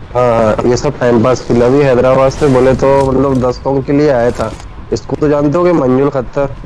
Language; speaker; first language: Hindi; non-native, local second language; Gujarati